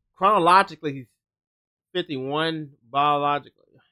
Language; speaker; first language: English; native; English